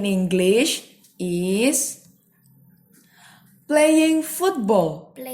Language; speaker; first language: English; non-native, fluent; Indonesian